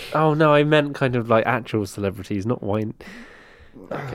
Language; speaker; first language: English; native; English